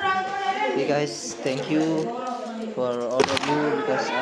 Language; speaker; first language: English; non-native, learner; Indonesian